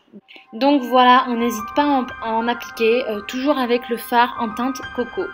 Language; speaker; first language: French; native; French